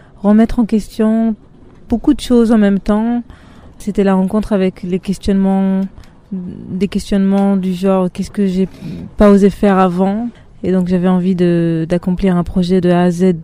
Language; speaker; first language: French; early bilingual, heritage; Hebrew